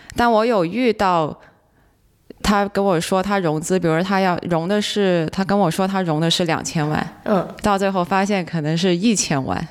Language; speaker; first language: Chinese; non-native, local second language; Cantonese